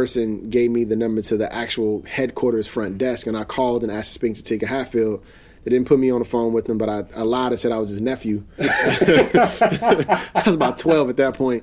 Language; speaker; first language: English; native; English